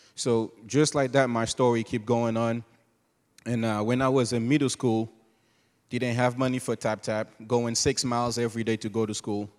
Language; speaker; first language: English; non-native, fluent; Haitian Creole